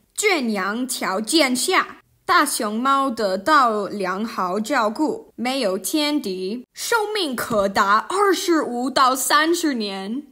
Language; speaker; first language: Chinese; non-native, learner; English